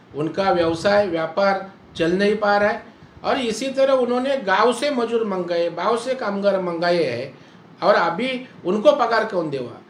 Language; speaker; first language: Hindi; non-native, local second language; Marathi